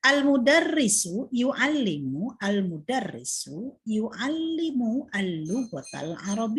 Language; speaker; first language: Arabic; non-native, fluent; Indonesian